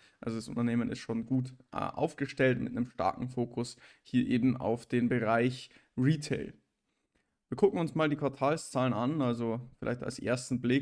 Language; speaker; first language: German; native; German